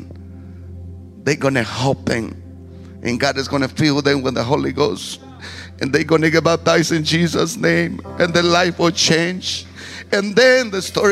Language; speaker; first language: English; non-native, fluent; Spanish